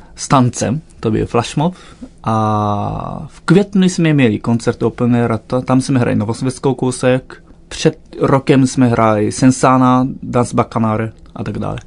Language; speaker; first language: Czech; non-native, fluent; Japanese